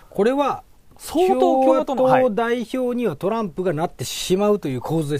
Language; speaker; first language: Japanese; native; Japanese